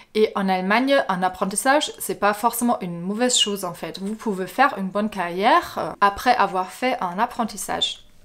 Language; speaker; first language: French; non-native, fluent; German